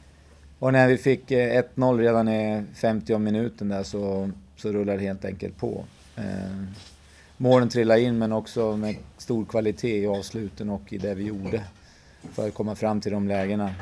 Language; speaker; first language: Swedish; native; Swedish